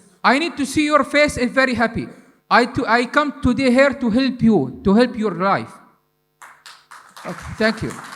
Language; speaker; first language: English; non-native, learner; Arabic